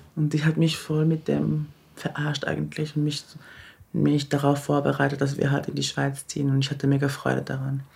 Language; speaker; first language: German; early bilingual, other home language; Japanese